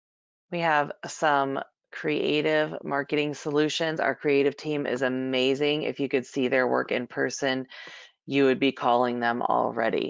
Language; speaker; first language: English; native; English